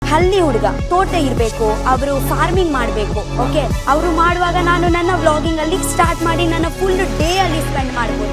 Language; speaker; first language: Kannada; non-native, local second language; Tulu